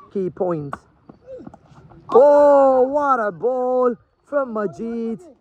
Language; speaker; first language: English; non-native, local second language; Malayalam